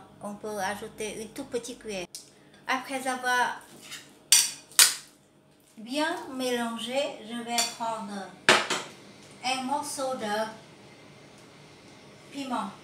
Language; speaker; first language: French; non-native, learner; Vietnamese